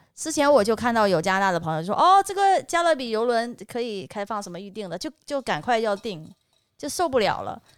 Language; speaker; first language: Chinese; native; Chinese